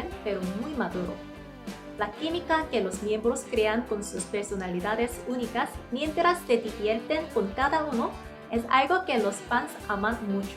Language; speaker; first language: Spanish; non-native, fluent; Korean